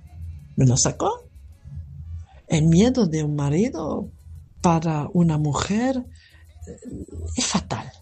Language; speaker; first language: Spanish; non-native, fluent; German